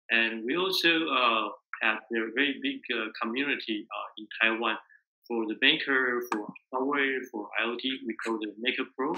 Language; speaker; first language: English; non-native, learner; Chinese